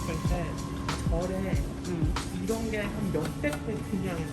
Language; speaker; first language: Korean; early bilingual, heritage; Korean